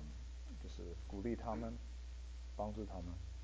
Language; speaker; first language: Chinese; early bilingual, heritage; Chinese